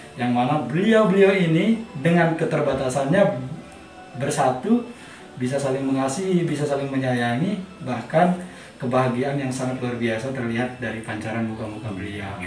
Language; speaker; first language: Indonesian; native; Indonesian